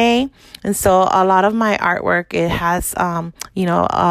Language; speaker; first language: English; native; English